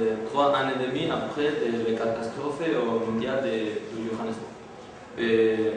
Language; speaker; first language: French; non-native, learner; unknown